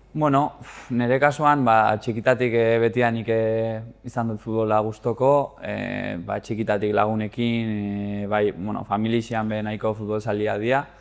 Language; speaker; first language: Basque; native; Basque